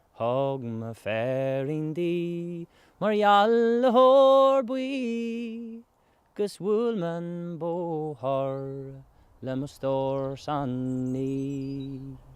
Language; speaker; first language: Irish; non-native, local second language; English